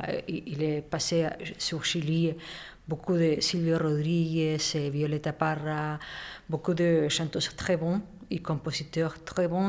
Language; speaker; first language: French; non-native, learner; Spanish